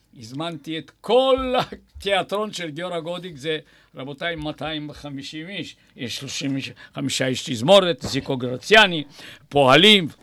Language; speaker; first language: Hebrew; non-native, fluent; Bulgarian